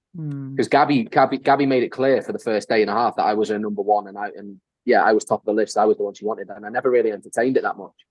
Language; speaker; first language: English; native; English